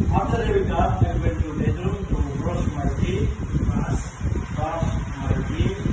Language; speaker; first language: English; non-native, learner; Tetum